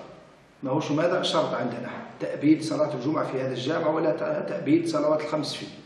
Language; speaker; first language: Arabic; native; Arabic